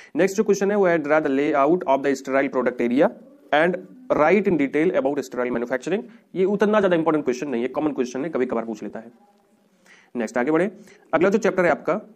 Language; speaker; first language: Hindi; native; Hindi